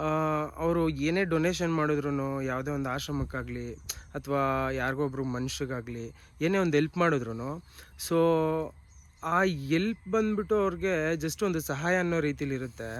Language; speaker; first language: Kannada; native; Kannada